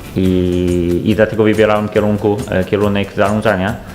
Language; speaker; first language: Polish; non-native, learner; Chinese